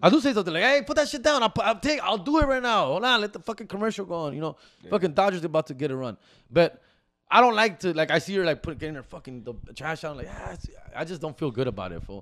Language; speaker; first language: English; early bilingual, other home language; Spanish